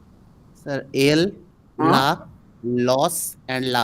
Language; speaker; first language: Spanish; non-native, learner; Bangla